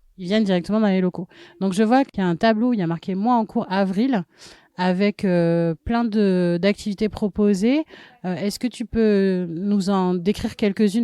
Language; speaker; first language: French; native; French